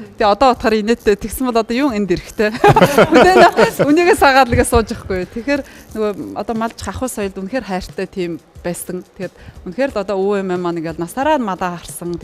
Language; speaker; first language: Mongolian; native; Mongolian